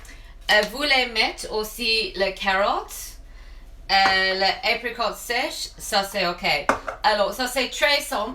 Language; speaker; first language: French; non-native, learner; English